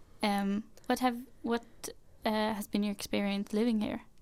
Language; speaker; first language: English; non-native, fluent; Norwegian